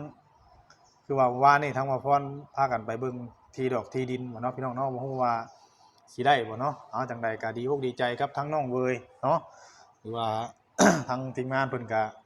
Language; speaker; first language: Thai; non-native, local second language; Lao